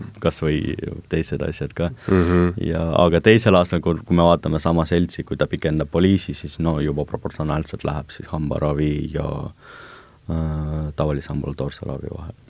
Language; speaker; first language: Estonian; non-native, local second language; Russian